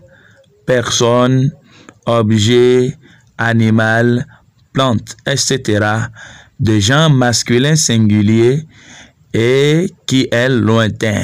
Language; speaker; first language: French; non-native, local second language; Fon